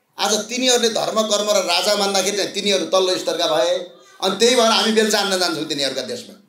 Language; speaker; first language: Nepali; native; Nepali